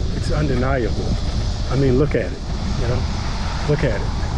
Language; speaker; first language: English; native; English